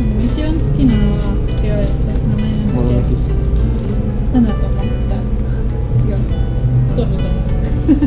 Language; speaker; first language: Japanese; non-native, fluent; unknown